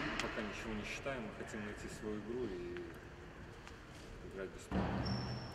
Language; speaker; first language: Russian; native; Russian